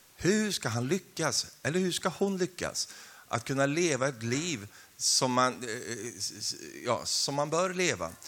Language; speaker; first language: Swedish; native; Swedish